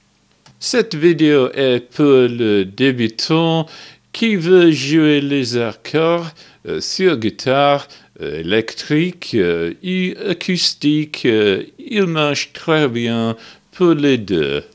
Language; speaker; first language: French; non-native, learner; English